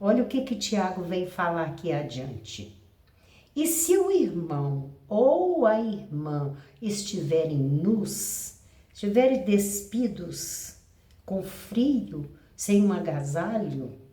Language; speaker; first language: Portuguese; native; Portuguese